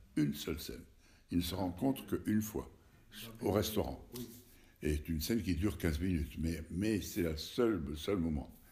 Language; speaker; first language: French; native; French